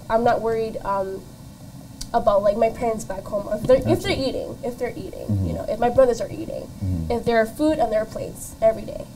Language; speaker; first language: English; native; English